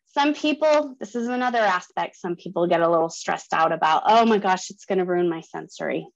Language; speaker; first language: English; native; English